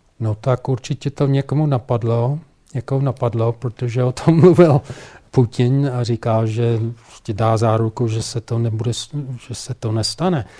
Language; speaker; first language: Czech; non-native, fluent; English